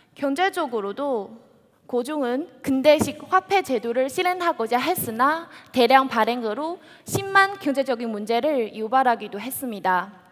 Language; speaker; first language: Korean; non-native, fluent; Chinese